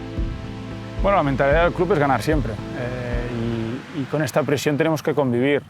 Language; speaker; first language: Spanish; native; Spanish